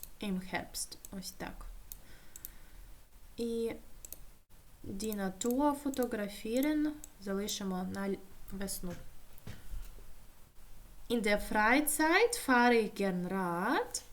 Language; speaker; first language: German; non-native, fluent; Ukrainian